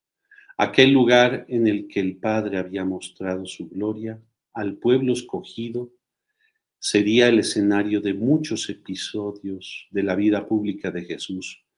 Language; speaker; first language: Spanish; native; Spanish